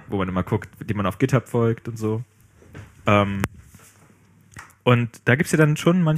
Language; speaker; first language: German; native; German